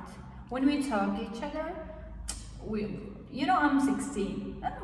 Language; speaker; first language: English; non-native, learner; Kazakh